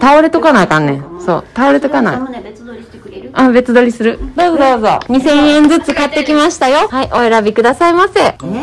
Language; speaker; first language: Japanese; native; Japanese